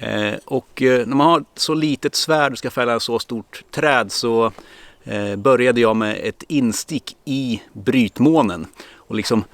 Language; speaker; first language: Swedish; native; Swedish